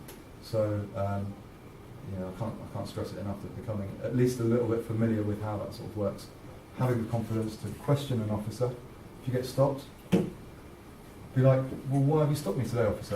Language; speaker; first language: English; native; English